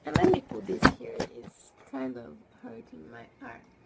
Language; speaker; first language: English; non-native, fluent; Portuguese